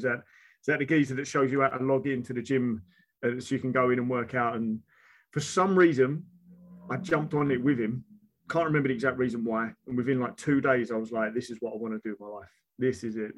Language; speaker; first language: English; native; English